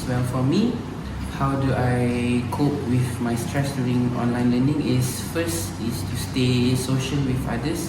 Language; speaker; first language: English; non-native, local second language; Malay